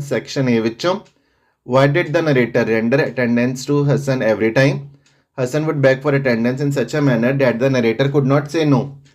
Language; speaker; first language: English; non-native, local second language; Punjabi